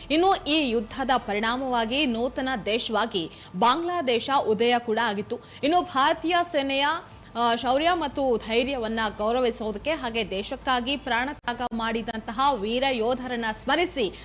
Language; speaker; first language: Kannada; native; Kannada